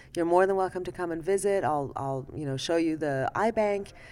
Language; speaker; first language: English; early bilingual, other home language; Persian